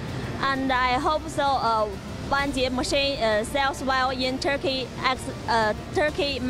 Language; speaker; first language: English; non-native, learner; Chinese